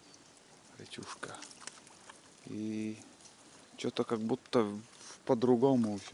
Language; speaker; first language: Russian; native; Russian